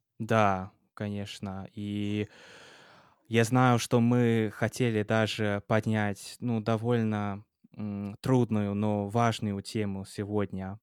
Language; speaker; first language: Russian; non-native, fluent; English